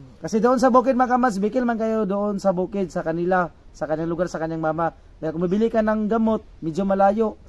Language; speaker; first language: Filipino; non-native, local second language; Cebuano